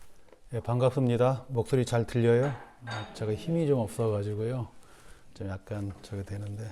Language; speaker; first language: Korean; native; Korean